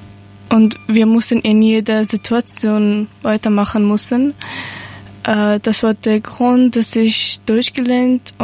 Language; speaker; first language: German; non-native, learner; Persian